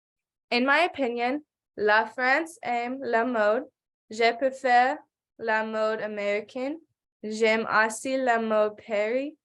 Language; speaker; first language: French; non-native, learner; English